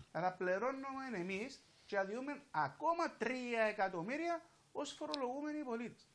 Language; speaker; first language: Greek; native; Greek